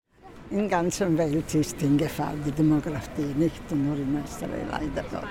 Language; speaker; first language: German; non-native, fluent; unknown